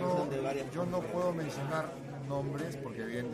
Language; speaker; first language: Spanish; native; Spanish